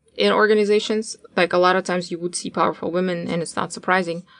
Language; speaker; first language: English; non-native, fluent; Russian